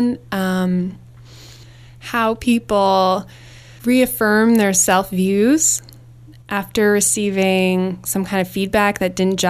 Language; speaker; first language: English; native; English